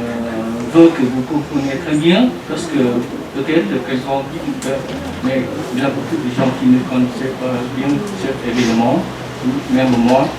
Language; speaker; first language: French; non-native, learner; Vietnamese